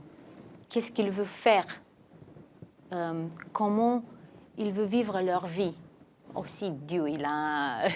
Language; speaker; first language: French; non-native, fluent; Romanian